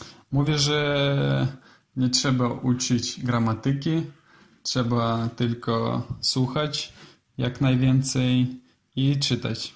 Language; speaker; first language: Polish; non-native, learner; Russian